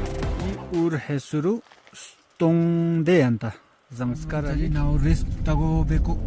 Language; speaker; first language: Kannada; non-native, fluent; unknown